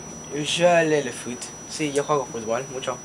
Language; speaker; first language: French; non-native, learner; Spanish